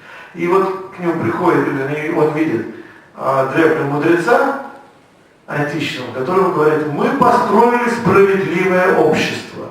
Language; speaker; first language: Russian; native; Russian